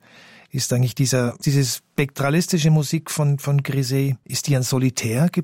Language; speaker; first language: German; native; German